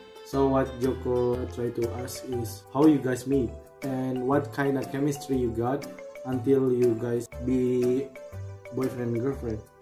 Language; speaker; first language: English; non-native, fluent; Indonesian